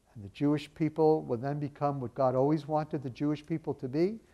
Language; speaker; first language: English; native; English